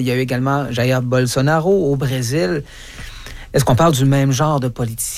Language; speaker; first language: French; native; French